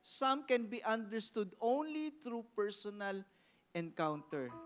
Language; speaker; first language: English; non-native, local second language; Filipino